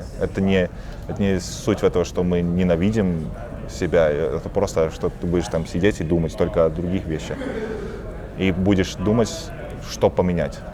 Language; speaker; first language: Russian; early bilingual, heritage; Russian